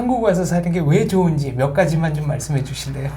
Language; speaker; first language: Korean; native; Korean